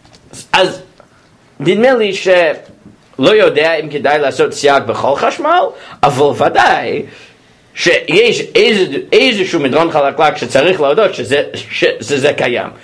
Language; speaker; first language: Hebrew; non-native, fluent; English